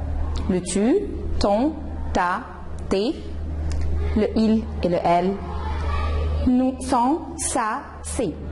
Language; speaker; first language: French; non-native, fluent; Arabic